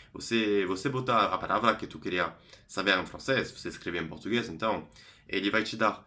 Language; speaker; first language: Portuguese; non-native, fluent; French